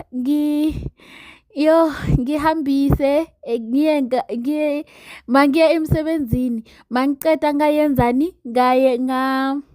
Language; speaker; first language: Zulu; non-native, local second language; Southern Sotho